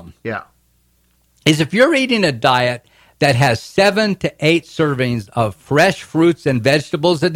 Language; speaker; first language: English; native; English